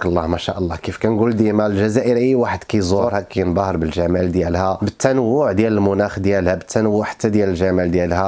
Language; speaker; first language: Arabic; native; Arabic